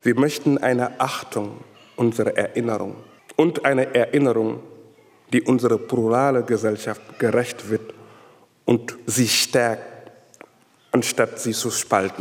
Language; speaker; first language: German; non-native, fluent; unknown